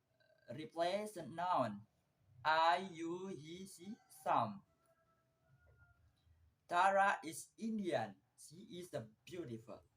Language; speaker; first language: English; non-native, learner; Indonesian